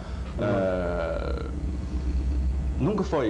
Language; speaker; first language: Portuguese; non-native, fluent; Chinese